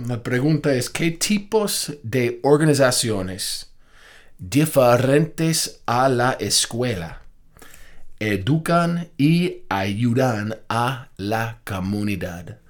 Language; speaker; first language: Spanish; non-native, fluent; English